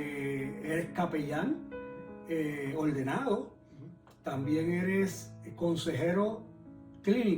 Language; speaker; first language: Spanish; native; Spanish